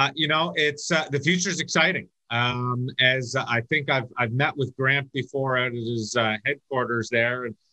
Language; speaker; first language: English; native; English